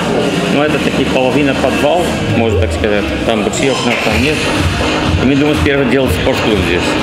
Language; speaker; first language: Russian; non-native, learner; Dutch